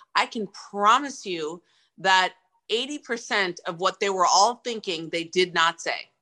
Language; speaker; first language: English; native; English